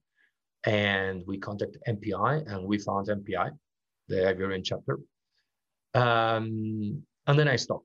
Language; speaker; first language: English; non-native, fluent; Spanish